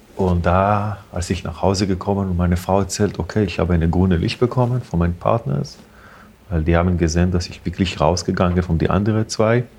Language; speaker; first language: German; non-native, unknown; Hebrew